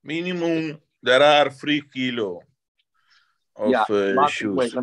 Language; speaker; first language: English; non-native, learner; Italian